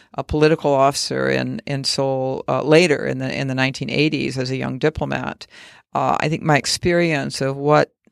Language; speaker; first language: English; native; English